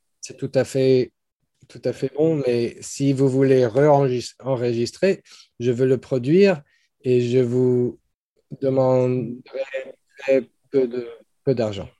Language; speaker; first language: French; non-native, fluent; English